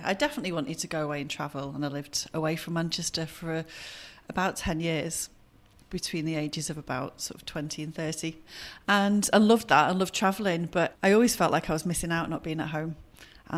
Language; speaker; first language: English; native; English